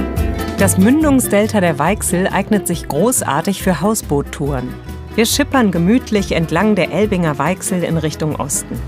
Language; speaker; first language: German; native; German